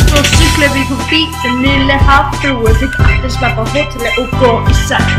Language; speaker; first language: Danish; non-native, learner; Icelandic